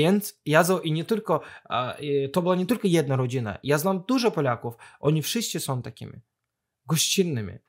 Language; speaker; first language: Polish; non-native, fluent; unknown